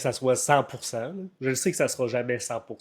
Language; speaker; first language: French; native; French